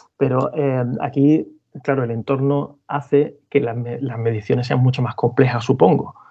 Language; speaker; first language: Spanish; native; Spanish